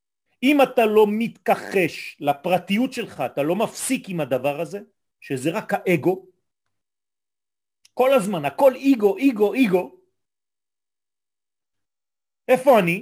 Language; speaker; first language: Hebrew; non-native, fluent; French